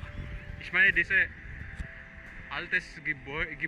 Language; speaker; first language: German; non-native, learner; Filipino